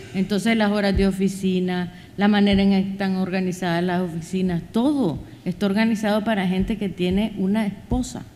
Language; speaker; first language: Spanish; native; Spanish